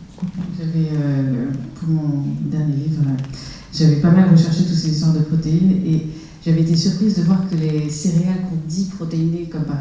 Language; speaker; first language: French; native; French